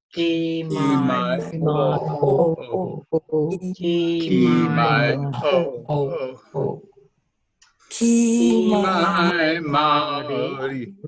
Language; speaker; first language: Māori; non-native, fluent; English